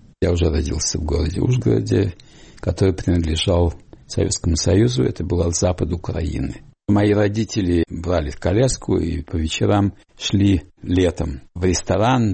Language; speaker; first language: Russian; non-native, local second language; Hungarian